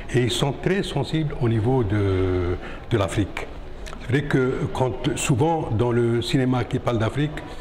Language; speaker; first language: French; non-native, local second language; Arabic